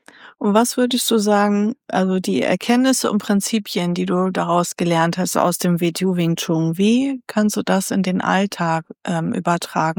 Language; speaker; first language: German; native; German